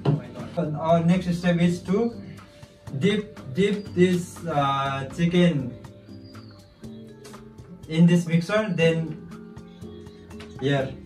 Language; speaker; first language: English; non-native, fluent; Nepali